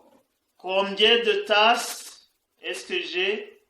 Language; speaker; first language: French; non-native, fluent; Kinyarwanda